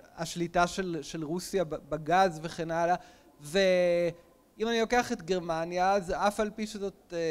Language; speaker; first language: Hebrew; native; Hebrew